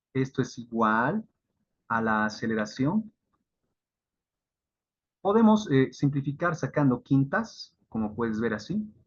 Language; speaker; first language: Spanish; native; Spanish